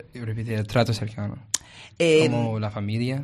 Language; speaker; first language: Spanish; non-native, learner; English